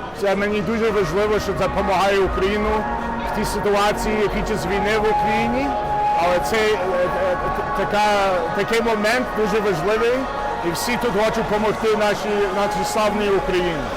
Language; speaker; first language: Ukrainian; early bilingual, heritage; English